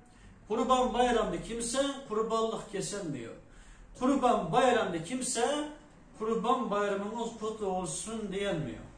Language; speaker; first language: Turkish; non-native, fluent; Uyghur